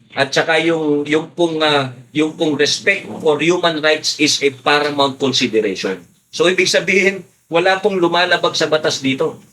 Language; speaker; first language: Filipino; non-native, local second language; Pampanga